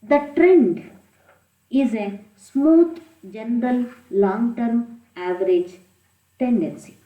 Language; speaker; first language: English; non-native, local second language; Kannada